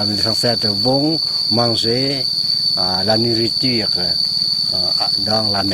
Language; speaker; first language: French; non-native, fluent; Lao